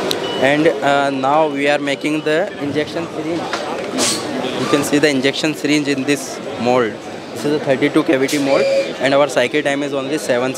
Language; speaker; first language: English; non-native, local second language; Hindi